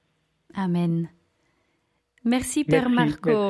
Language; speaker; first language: French; non-native, local second language; Dutch